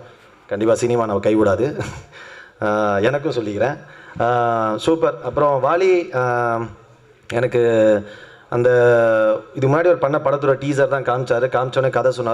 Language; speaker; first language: Tamil; native; Tamil